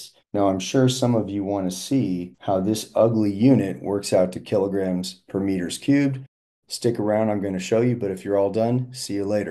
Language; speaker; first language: English; native; English